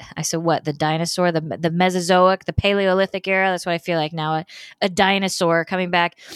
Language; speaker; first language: English; native; English